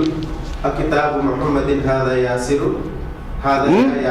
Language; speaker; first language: Arabic; non-native, learner; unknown